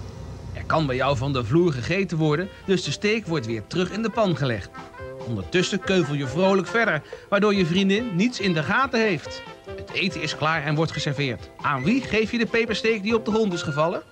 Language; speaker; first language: Dutch; native; Dutch